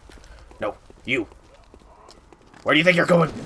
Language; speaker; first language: English; native; English